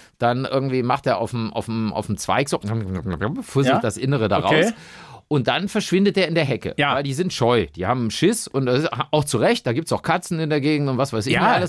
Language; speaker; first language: German; native; German